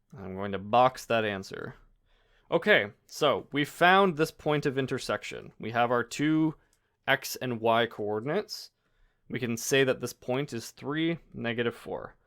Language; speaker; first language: English; native; English